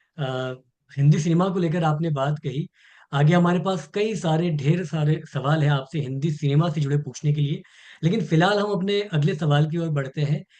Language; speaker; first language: Hindi; native; Hindi